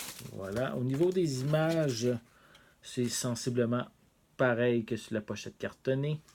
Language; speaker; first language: French; native; French